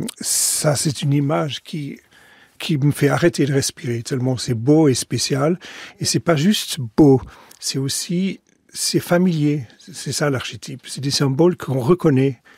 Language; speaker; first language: French; non-native, fluent; Dutch